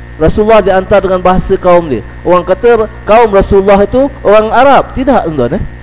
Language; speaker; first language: Malay; native; Malay